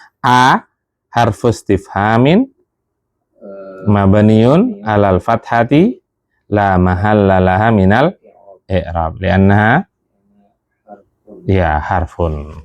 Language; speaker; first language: Arabic; non-native, fluent; Indonesian